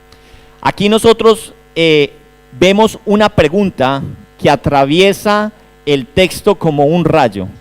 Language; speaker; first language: Spanish; native; Spanish